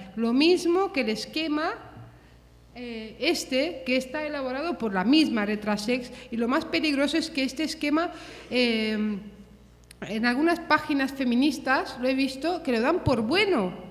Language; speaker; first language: Spanish; early bilingual, other home language; Romanian